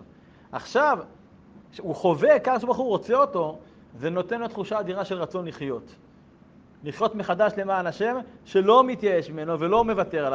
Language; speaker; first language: Hebrew; native; Hebrew